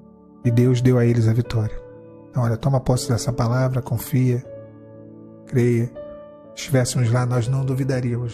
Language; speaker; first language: Portuguese; native; Portuguese